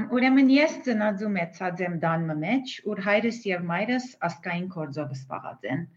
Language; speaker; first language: Armenian; early bilingual, heritage; Armenian